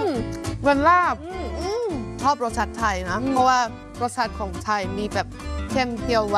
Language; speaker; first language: Thai; non-native, fluent; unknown